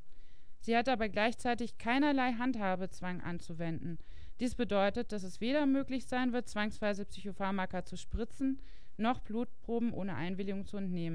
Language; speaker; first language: German; native; German